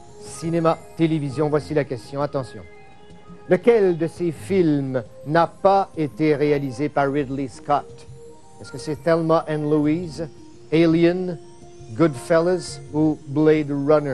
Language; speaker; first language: French; native; French